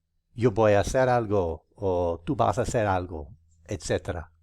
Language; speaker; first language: Spanish; non-native, fluent; English